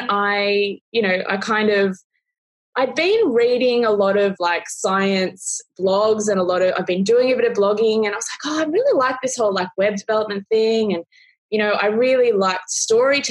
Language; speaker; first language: English; native; English